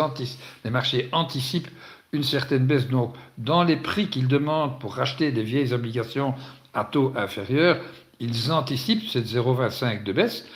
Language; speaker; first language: French; native; French